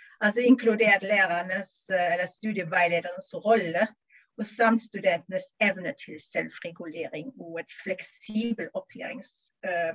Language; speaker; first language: Norwegian; non-native, fluent; German